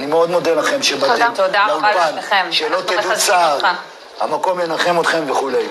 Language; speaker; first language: Hebrew; native; Hebrew